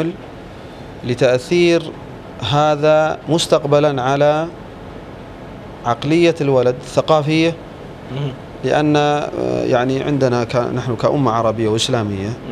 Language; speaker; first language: Arabic; native; Arabic